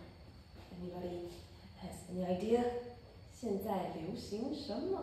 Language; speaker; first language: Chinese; non-native, fluent; English